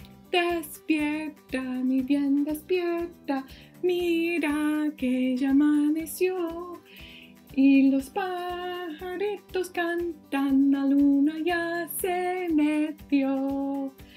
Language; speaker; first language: Spanish; non-native, fluent; English